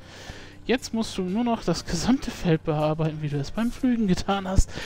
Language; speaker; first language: German; native; German